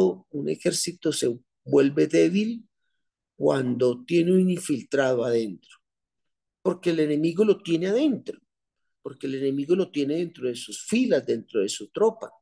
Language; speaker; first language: Spanish; native; Spanish